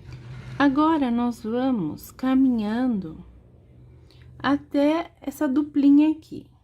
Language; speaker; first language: Portuguese; native; Portuguese